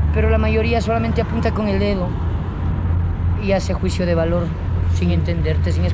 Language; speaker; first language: Spanish; native; Spanish